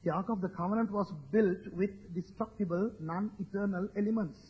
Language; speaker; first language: English; non-native, local second language; Sinhala